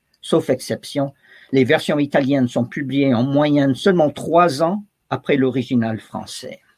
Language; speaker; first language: French; non-native, fluent; English